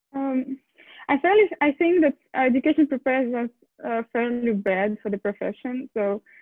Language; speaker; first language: English; non-native, fluent; Russian